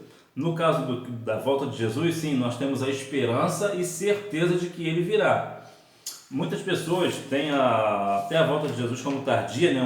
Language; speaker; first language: Portuguese; native; Portuguese